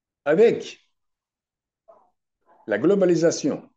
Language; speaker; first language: French; non-native, fluent; Turkish